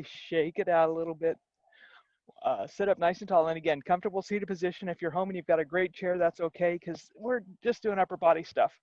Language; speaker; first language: English; native; English